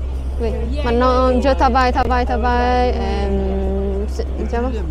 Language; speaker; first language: French; non-native, learner; Vietnamese